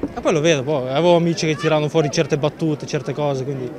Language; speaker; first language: Italian; non-native, fluent; Bulgarian